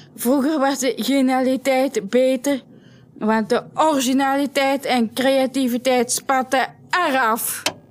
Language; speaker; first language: Dutch; native; Dutch